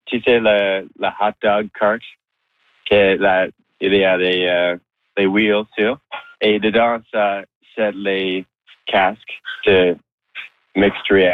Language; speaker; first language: French; non-native, learner; English